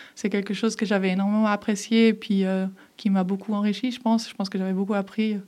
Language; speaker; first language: French; early bilingual, other home language; German